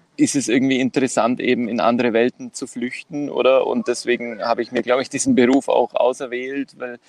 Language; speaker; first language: German; non-native, fluent; Greek